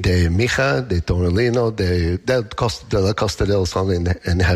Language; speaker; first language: Spanish; non-native, learner; English